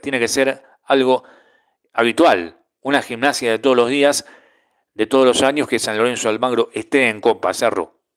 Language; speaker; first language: Spanish; native; Spanish